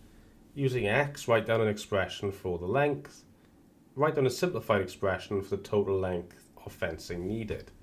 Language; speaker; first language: English; native; English